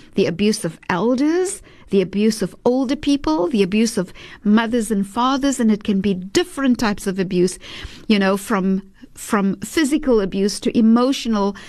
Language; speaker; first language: English; early bilingual, other home language; Afrikaans